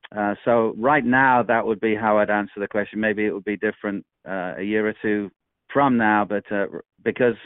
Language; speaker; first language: English; native; English